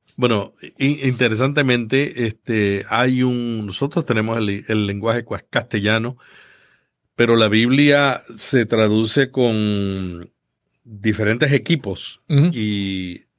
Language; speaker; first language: Spanish; native; Spanish